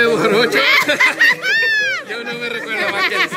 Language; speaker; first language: Spanish; non-native, learner; Portuguese